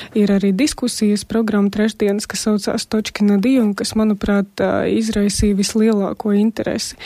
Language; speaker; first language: Latvian; non-native, local second language; Russian